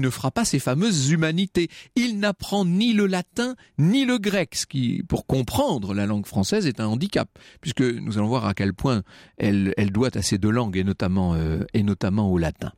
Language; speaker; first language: French; native; French